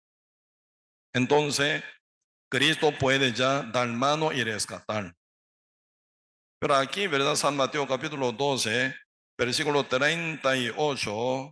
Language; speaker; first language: Spanish; non-native, learner; Korean